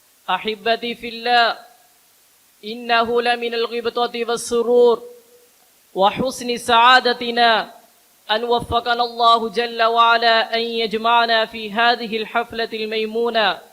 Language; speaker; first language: Arabic; non-native, learner; Urdu